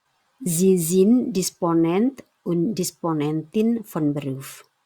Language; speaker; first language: German; non-native, fluent; Indonesian